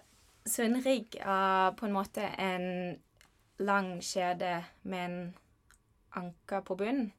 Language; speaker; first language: Norwegian; non-native, fluent; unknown